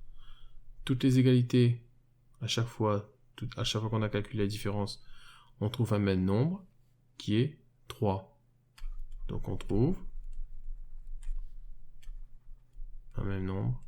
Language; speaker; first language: French; native; French